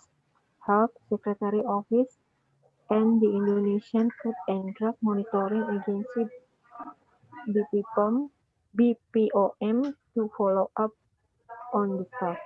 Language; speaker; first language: English; non-native, learner; Indonesian